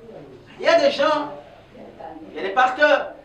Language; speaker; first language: French; non-native, local second language; Ewe